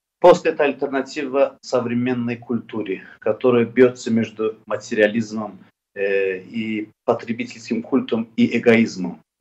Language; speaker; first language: Russian; non-native, local second language; Azerbaijani